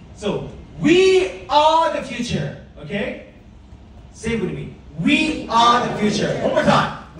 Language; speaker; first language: English; non-native, fluent; Korean